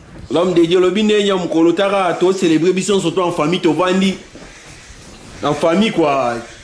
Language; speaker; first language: French; non-native, local second language; Lingala